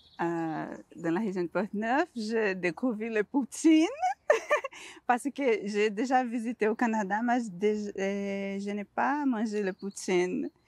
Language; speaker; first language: French; non-native, learner; Portuguese